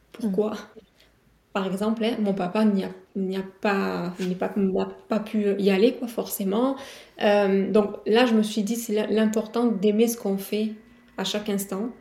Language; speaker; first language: French; native; French